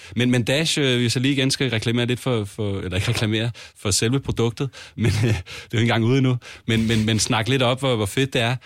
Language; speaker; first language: Danish; native; Danish